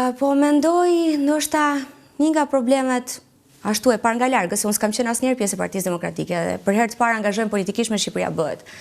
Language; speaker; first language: Albanian; native; Albanian